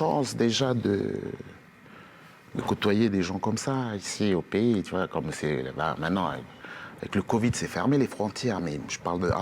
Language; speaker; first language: French; native; French